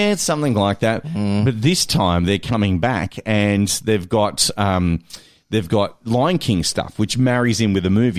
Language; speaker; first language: English; native; English